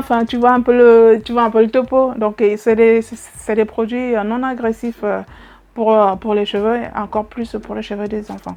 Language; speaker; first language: French; native; French